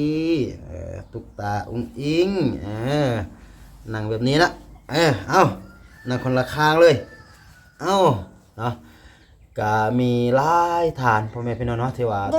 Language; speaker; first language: Thai; non-native, local second language; Lao